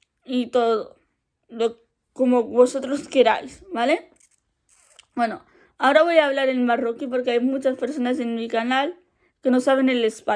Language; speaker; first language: Spanish; early bilingual, other home language; Arabic